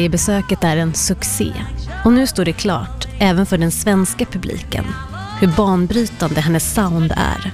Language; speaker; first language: Swedish; native; Swedish